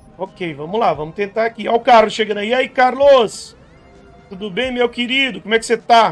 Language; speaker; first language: Portuguese; native; Portuguese